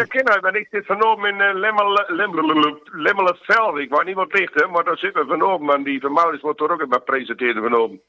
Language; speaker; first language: Dutch; native; Dutch